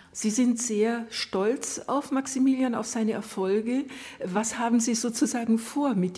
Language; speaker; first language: German; native; German